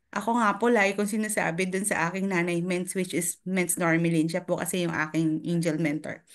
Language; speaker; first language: Filipino; native; Filipino